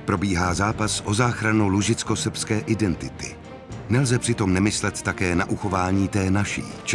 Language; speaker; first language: Czech; native; Czech